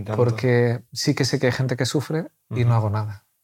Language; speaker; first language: Spanish; native; Spanish